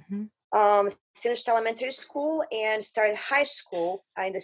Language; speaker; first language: English; non-native, fluent; Bosnian